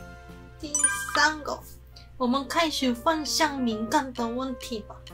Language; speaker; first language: Chinese; non-native, learner; Korean